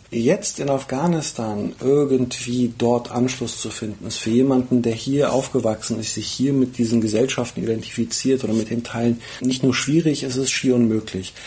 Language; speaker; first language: German; early bilingual, other home language; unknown